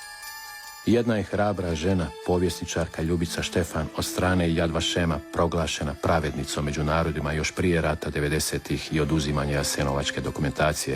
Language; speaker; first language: Croatian; native; Croatian